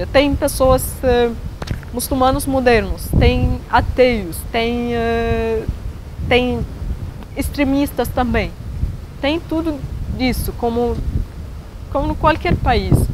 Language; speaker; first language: Portuguese; non-native, learner; Arabic